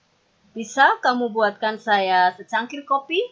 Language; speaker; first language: Indonesian; native; Indonesian